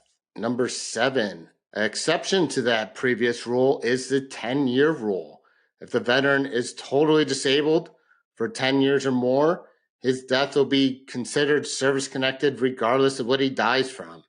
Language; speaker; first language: English; native; English